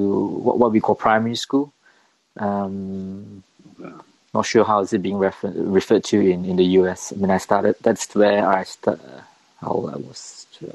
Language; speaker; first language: English; non-native, local second language; Cantonese